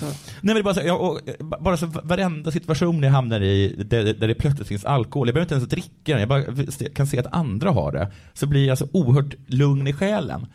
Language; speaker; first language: Swedish; native; Swedish